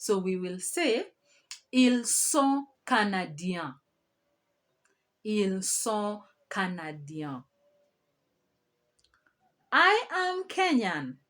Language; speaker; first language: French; non-native, fluent; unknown